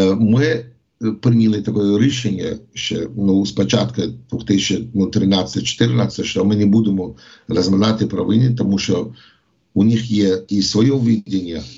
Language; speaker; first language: Ukrainian; non-native, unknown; English